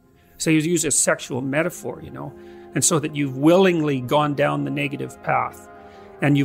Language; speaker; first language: English; native; English